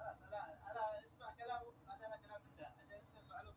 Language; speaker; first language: Arabic; non-native, learner; Filipino